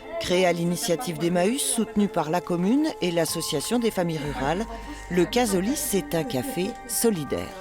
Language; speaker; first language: French; native; French